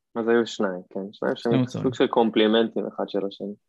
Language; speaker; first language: Hebrew; native; Hebrew